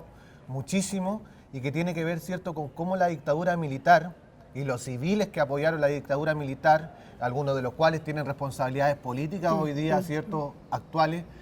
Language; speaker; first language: Spanish; native; Spanish